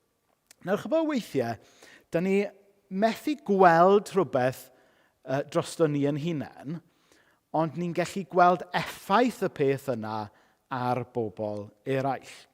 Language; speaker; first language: Welsh; native; Welsh